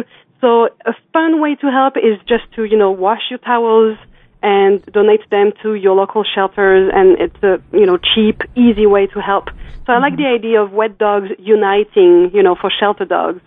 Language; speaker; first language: English; non-native, fluent; French